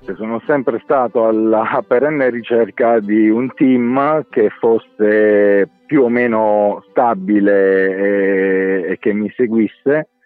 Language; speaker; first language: Italian; native; Italian